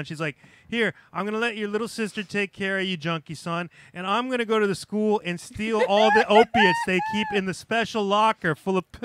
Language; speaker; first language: English; native; English